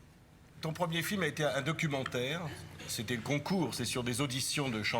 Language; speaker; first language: French; native; French